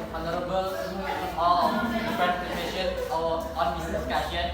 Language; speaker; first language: English; non-native, local second language; Indonesian